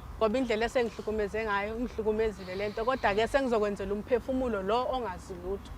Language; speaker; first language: Zulu; native; Zulu